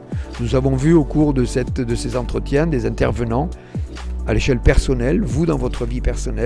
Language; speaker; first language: French; native; French